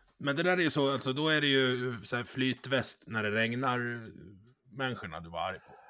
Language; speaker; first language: Swedish; native; Swedish